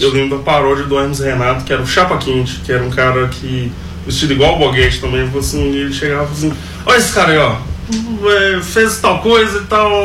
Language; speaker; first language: Portuguese; native; Portuguese